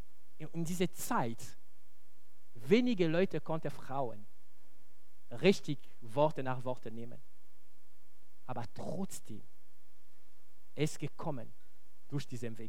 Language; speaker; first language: German; non-native, local second language; French